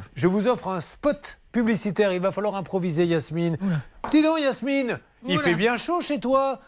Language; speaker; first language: French; native; French